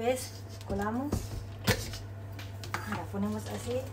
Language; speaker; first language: Spanish; non-native, learner; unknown